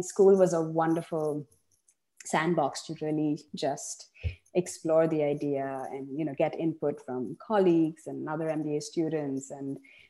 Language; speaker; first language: English; non-native, local second language; Tamil